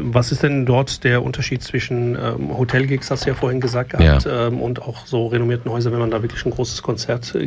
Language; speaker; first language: German; native; German